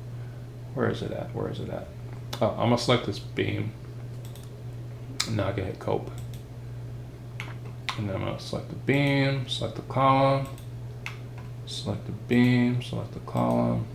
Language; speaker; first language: English; native; English